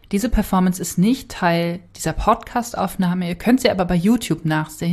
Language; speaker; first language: German; native; German